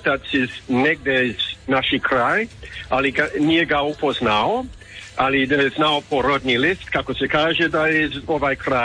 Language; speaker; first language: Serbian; early bilingual, heritage; English